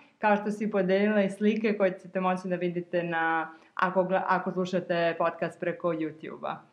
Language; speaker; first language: Serbian; native; Serbian